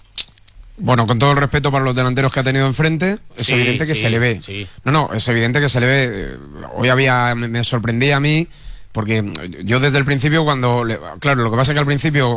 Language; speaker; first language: Spanish; native; Spanish